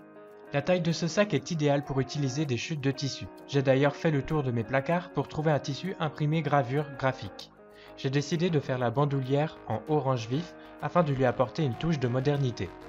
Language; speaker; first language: French; native; French